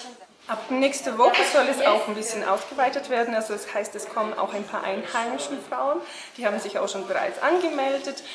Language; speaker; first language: German; non-native, fluent; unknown